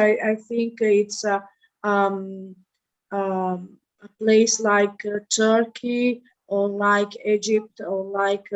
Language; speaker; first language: English; non-native, learner; Italian